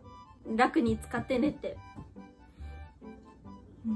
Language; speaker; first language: Japanese; native; Japanese